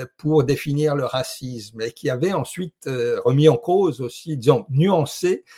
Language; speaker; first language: French; non-native, fluent; Italian